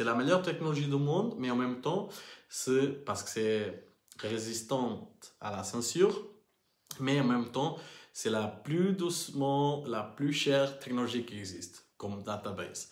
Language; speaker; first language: French; non-native, learner; Portuguese